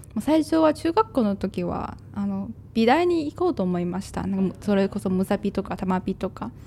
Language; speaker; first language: Japanese; non-native, fluent; Chinese